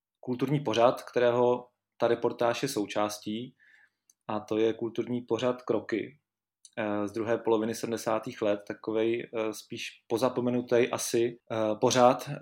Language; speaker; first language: Czech; native; Czech